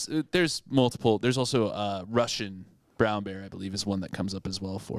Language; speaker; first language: English; native; English